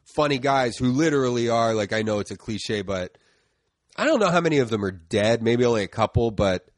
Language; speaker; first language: English; native; English